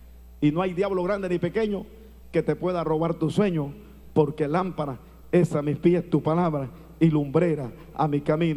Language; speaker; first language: Spanish; native; Spanish